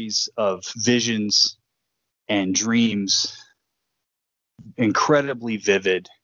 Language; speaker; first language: English; native; English